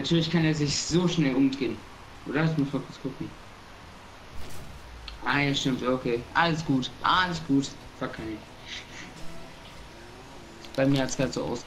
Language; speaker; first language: German; native; German